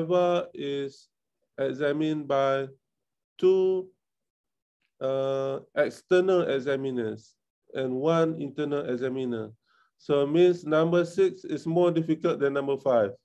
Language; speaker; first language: English; non-native, local second language; Malay